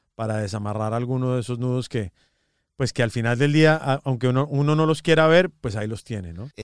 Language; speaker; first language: Spanish; native; Spanish